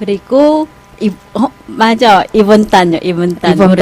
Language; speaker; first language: Korean; non-native, learner; Thai